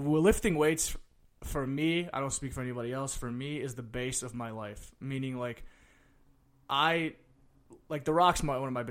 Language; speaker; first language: English; native; English